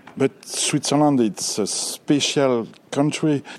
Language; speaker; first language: English; non-native, learner; French